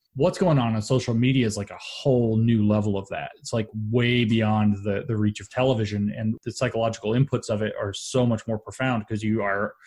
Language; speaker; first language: English; native; English